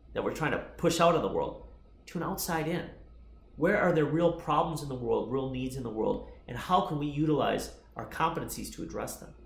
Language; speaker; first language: English; native; English